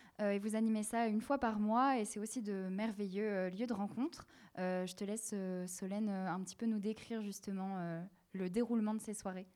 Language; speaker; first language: French; native; French